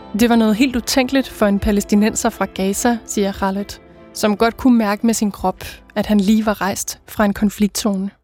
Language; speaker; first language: Danish; native; Danish